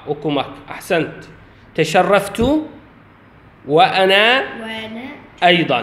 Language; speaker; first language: Arabic; non-native, fluent; Turkish